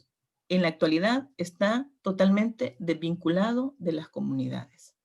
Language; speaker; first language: Spanish; native; Spanish